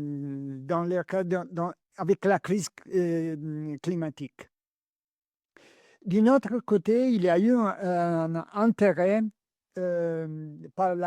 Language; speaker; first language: French; non-native, learner; Italian